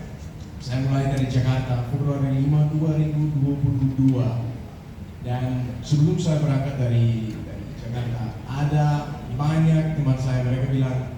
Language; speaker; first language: Indonesian; non-native, fluent; Danish